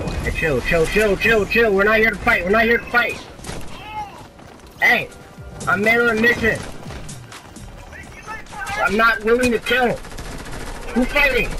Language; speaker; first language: English; native; English